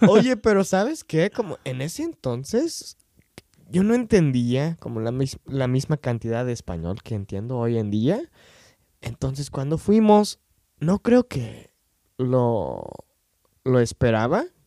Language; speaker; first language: Spanish; non-native, fluent; English